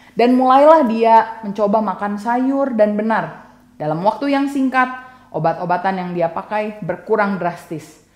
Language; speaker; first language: Indonesian; native; Indonesian